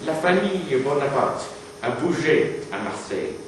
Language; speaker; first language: French; non-native, learner; English